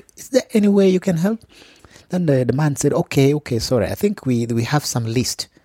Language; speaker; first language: English; non-native, local second language; Acoli